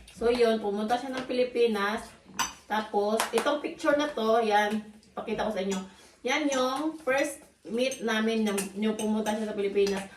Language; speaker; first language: Filipino; native; Filipino